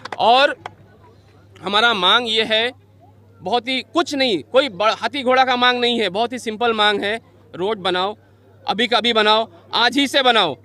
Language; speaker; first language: Hindi; non-native, local second language; Bangla